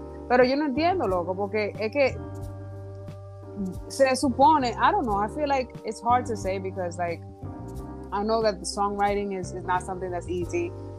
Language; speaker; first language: English; early bilingual, other home language; Spanish